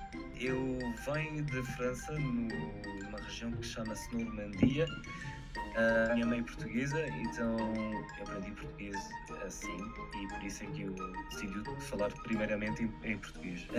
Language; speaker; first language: Portuguese; early bilingual, heritage; French